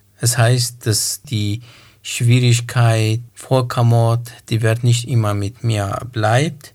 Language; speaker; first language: German; non-native, learner; Kurdish